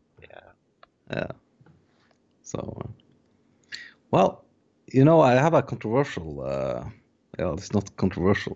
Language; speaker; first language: English; non-native, fluent; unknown